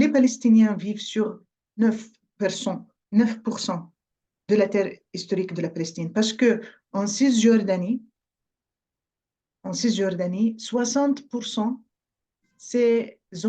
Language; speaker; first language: French; non-native, fluent; Arabic